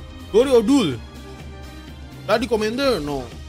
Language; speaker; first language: English; non-native, fluent; Indonesian